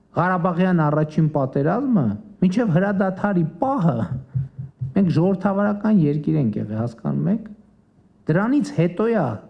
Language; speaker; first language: Armenian; native; Armenian